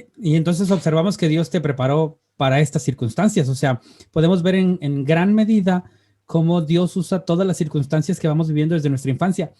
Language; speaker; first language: Spanish; native; Spanish